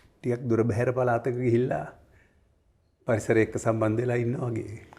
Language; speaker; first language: Sinhala; native; Sinhala